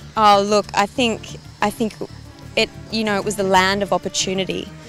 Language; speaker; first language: English; early bilingual, other home language; Portuguese